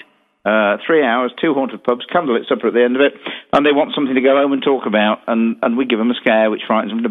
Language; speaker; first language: English; native; English